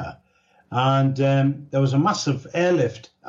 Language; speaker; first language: English; native; English